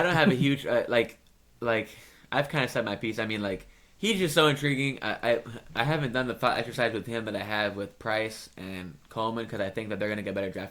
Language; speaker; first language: English; native; English